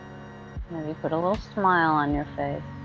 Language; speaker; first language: English; native; English